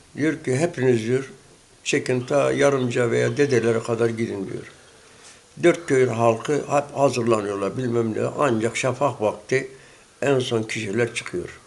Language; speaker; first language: Turkish; native; Turkish